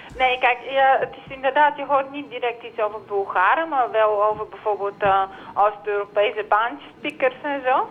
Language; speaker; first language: Dutch; non-native, fluent; Bulgarian